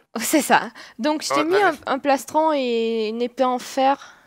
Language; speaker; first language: French; native; French